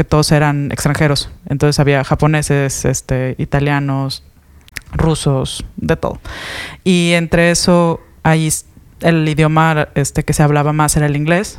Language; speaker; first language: Spanish; native; Spanish